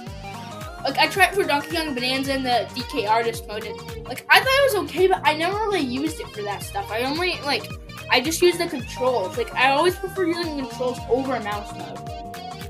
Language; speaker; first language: English; native; English